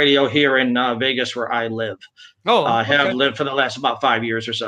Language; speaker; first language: English; native; English